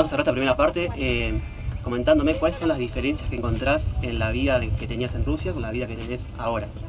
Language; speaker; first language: Spanish; native; Spanish